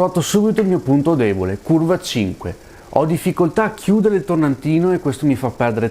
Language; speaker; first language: Italian; native; Italian